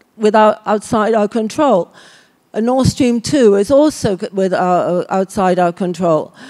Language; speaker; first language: English; native; English